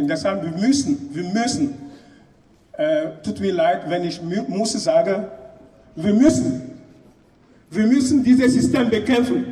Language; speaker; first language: German; non-native, learner; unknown